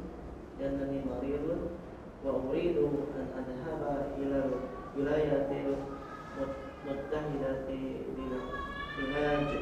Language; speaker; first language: Arabic; non-native, learner; Indonesian